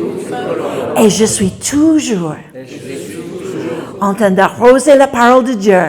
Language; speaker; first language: French; non-native, fluent; English